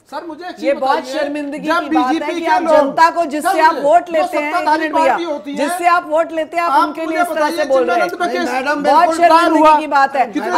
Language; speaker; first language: Hindi; native; Hindi